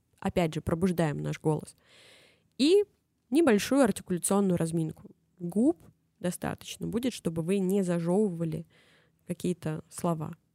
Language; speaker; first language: Russian; native; Russian